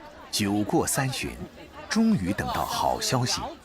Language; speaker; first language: Chinese; native; Chinese